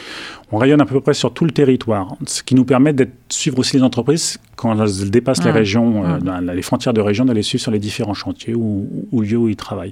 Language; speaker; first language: French; native; French